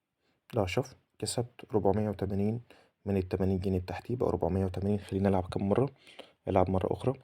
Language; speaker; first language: Arabic; native; Arabic